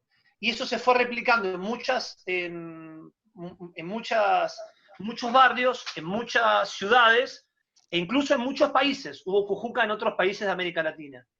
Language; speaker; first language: Spanish; native; Spanish